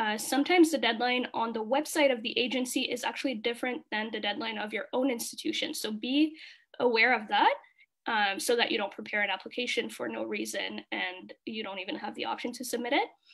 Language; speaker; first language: English; early bilingual, other home language; Kinyarwanda